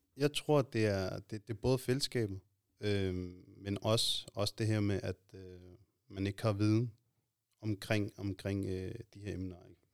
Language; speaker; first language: Danish; early bilingual, other home language; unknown